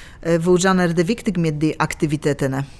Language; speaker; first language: Norwegian; non-native, local second language; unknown